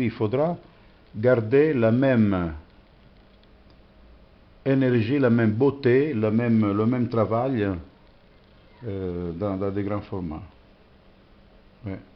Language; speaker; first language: French; non-native, fluent; Italian